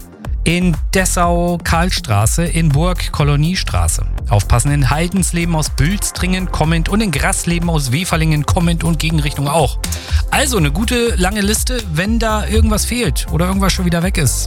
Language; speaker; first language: German; native; German